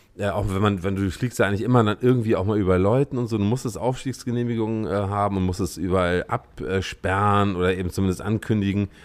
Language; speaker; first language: German; native; German